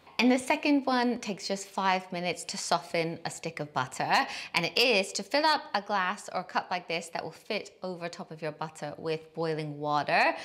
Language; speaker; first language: English; native; English